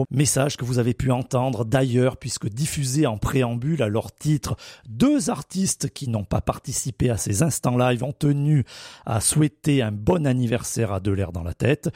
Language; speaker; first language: French; native; French